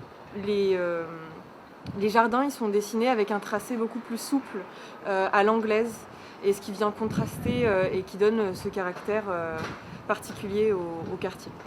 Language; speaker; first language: French; native; French